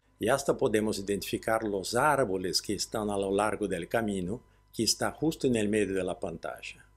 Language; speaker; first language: Spanish; non-native, fluent; Portuguese